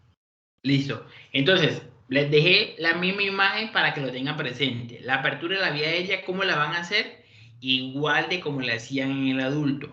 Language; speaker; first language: Spanish; native; Spanish